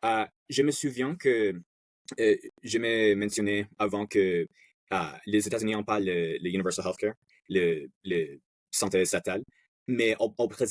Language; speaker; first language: French; non-native, learner; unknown